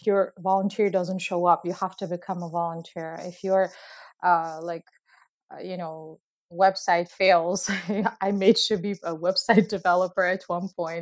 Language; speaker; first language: English; non-native, fluent; Uzbek